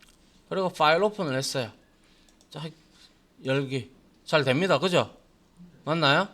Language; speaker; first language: Korean; native; Korean